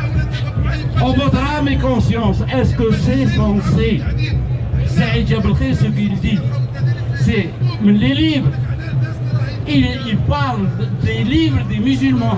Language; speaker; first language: French; non-native, local second language; Arabic